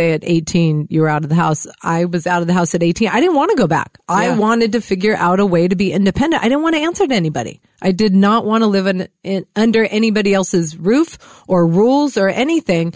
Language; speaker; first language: English; native; English